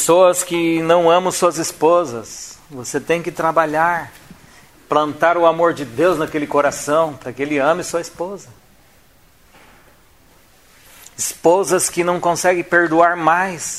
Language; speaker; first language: Portuguese; native; Portuguese